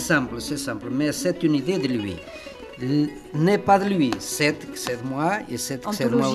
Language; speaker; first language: French; non-native, fluent; Portuguese